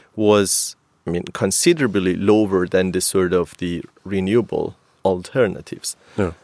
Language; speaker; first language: English; non-native, fluent; Persian